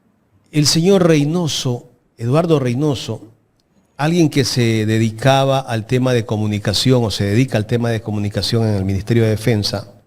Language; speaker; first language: Spanish; native; Spanish